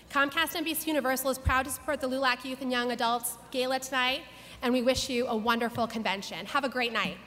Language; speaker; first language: English; native; English